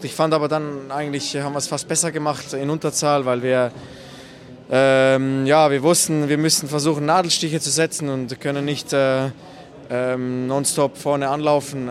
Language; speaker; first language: German; native; German